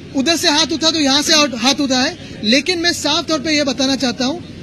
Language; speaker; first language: Hindi; non-native, local second language; Marathi